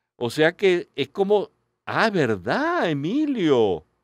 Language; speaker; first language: Spanish; native; Spanish